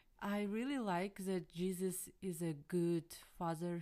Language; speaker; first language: English; non-native, fluent; Kyrgyz